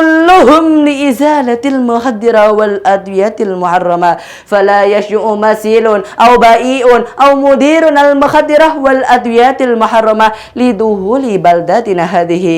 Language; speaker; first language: Arabic; non-native, learner; Indonesian